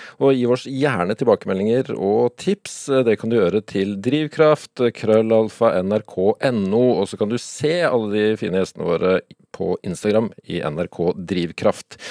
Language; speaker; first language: Norwegian; native; Norwegian